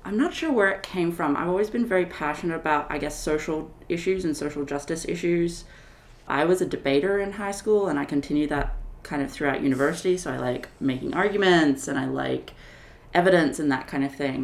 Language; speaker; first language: English; native; English